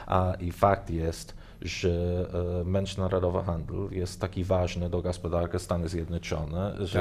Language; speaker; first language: Polish; non-native, learner; English